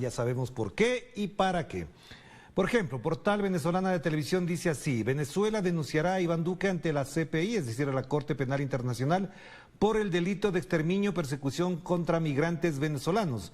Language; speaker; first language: Spanish; native; Spanish